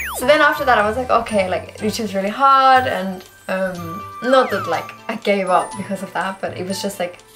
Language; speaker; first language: English; native; English